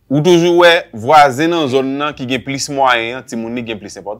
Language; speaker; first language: French; non-native, local second language; Haitian Creole